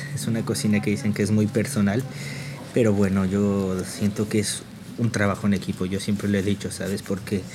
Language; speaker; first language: Spanish; native; Spanish